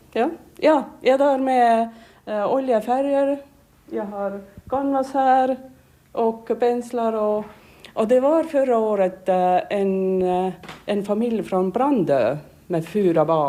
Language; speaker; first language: Swedish; non-native, learner; Estonian